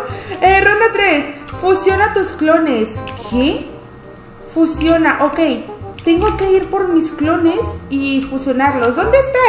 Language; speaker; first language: Spanish; native; Spanish